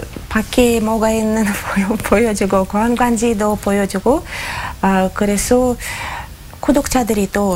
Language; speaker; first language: Korean; non-native, learner; Russian